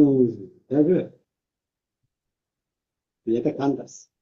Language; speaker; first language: German; non-native, fluent; Tibetan